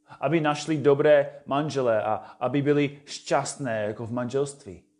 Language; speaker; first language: Czech; non-native, fluent; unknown